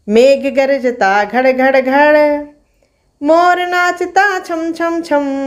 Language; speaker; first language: Hindi; non-native, local second language; Telugu